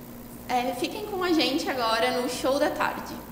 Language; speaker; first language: Portuguese; native; Portuguese